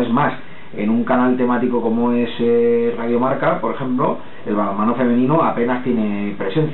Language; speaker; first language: Spanish; native; Spanish